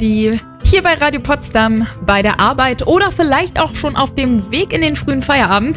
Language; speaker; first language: German; native; German